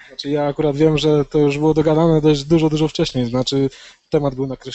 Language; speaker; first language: Polish; native; Polish